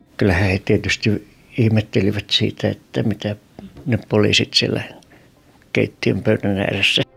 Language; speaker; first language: Finnish; native; Finnish